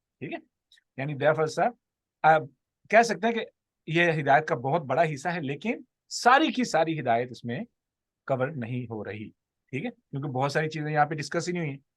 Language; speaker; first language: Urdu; non-native, local second language; Punjabi